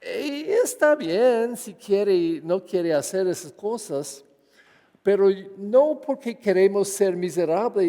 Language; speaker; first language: Spanish; non-native, fluent; English